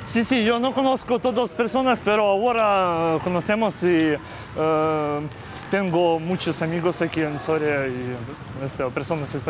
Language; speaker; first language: Spanish; non-native, learner; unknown